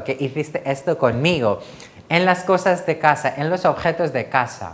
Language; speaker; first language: Spanish; non-native, fluent; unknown